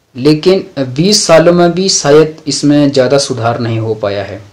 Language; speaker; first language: Hindi; native; Hindi